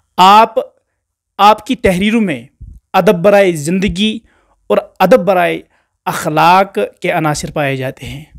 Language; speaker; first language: Urdu; non-native, local second language; Kashmiri